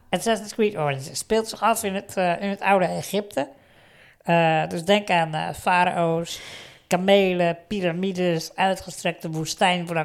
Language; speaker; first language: Dutch; native; Dutch